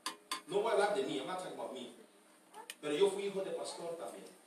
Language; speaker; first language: Spanish; early bilingual, heritage; Spanish